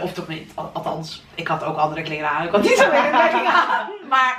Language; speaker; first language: Dutch; native; Dutch